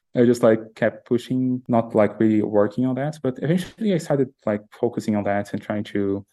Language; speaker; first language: English; non-native, fluent; Portuguese